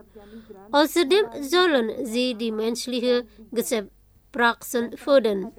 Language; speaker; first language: German; non-native, fluent; Indonesian